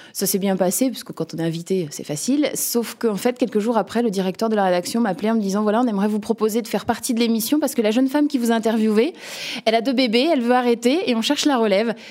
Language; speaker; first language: French; native; French